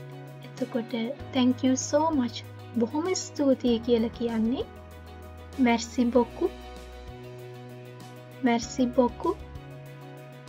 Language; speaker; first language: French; non-native, fluent; Sinhala